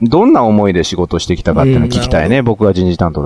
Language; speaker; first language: Japanese; native; Japanese